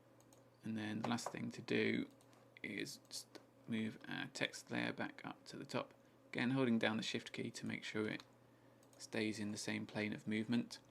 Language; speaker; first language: English; native; English